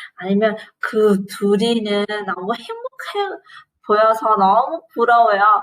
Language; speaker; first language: Korean; non-native, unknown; Vietnamese